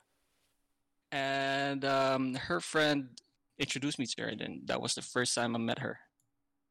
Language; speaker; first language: English; non-native, local second language; Filipino